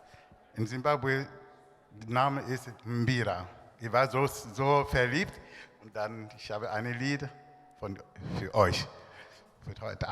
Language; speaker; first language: German; non-native, learner; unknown